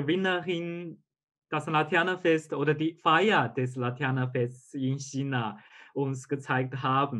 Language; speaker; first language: German; non-native, fluent; Chinese